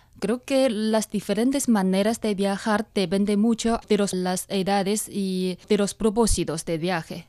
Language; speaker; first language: Spanish; non-native, fluent; Chinese